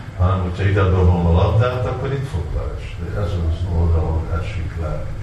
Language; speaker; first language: Hungarian; non-native, learner; Russian